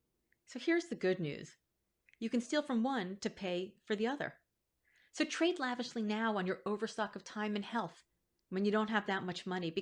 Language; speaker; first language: English; native; English